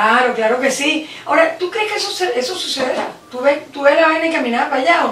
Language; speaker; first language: Spanish; native; Spanish